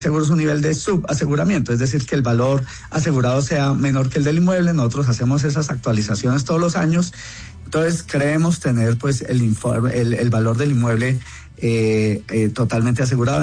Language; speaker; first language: Spanish; native; Spanish